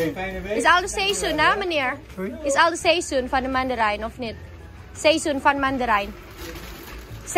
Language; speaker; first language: Dutch; non-native, learner; Indonesian